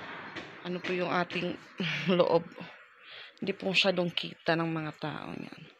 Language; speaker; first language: Filipino; native; Filipino